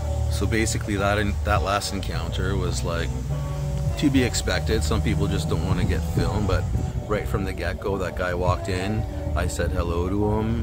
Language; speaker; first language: English; native; English